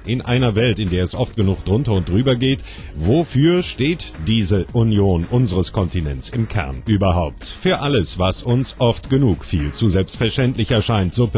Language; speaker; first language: German; native; German